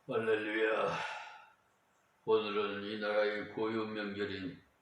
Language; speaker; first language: Korean; native; Korean